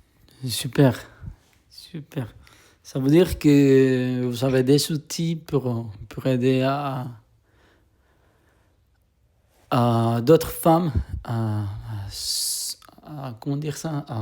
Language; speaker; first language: French; non-native, fluent; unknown